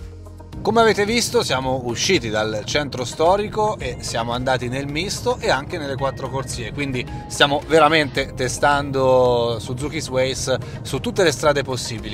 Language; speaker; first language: Italian; native; Italian